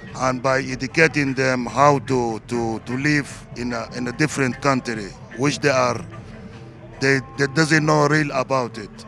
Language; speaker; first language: English; non-native, learner; Arabic